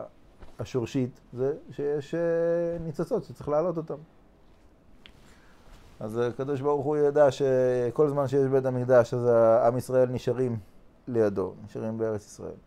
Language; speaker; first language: Hebrew; non-native, fluent; English